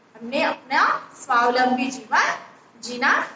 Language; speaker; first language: Hindi; non-native, local second language; Marathi